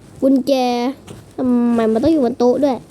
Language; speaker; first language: Thai; native; Thai